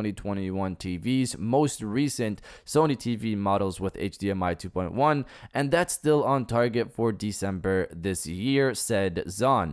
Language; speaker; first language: English; native; English